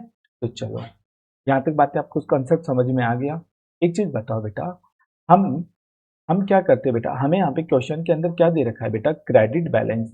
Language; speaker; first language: Hindi; native; Hindi